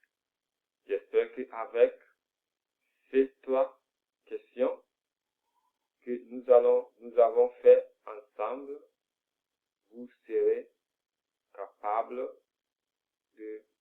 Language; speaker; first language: French; non-native, fluent; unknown